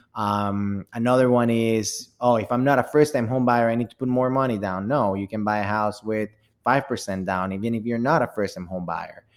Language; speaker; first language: English; early bilingual, other home language; Spanish